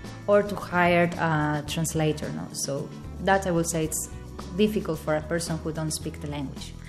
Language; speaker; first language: English; non-native, fluent; Spanish